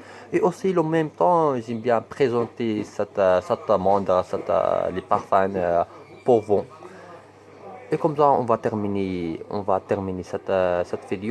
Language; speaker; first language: French; non-native, learner; Arabic